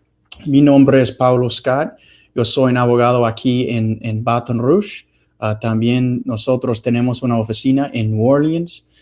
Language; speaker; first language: Spanish; non-native, fluent; English